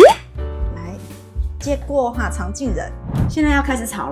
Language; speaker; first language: Chinese; native; Chinese